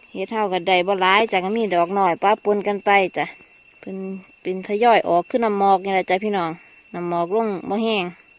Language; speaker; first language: Thai; native; Thai